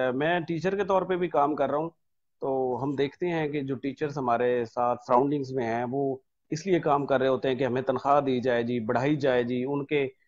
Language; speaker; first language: Urdu; non-native, local second language; Punjabi